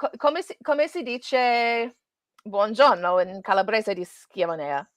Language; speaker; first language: Italian; non-native, learner; English